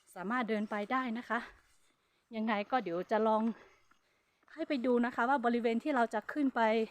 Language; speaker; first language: Thai; non-native, local second language; Hmong